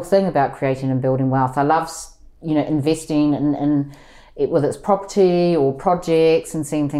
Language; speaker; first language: English; native; English